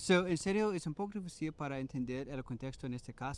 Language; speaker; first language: Spanish; non-native, learner; English